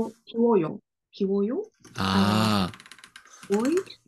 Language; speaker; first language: Korean; non-native, learner; Japanese